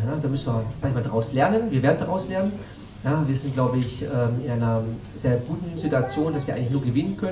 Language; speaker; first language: German; native; German